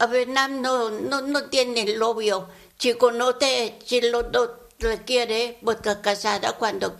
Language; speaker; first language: Spanish; non-native, learner; Vietnamese